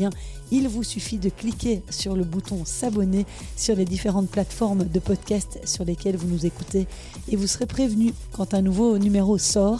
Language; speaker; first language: French; native; French